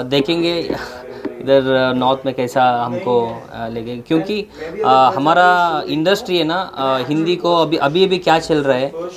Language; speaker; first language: Hindi; non-native, local second language; Kannada